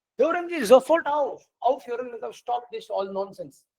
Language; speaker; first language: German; non-native, fluent; Hindi